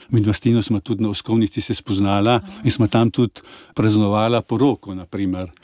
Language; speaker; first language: Slovenian; native; Slovenian